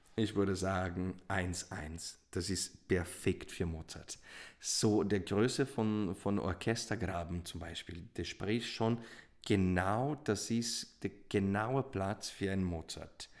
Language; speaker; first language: German; non-native, fluent; Portuguese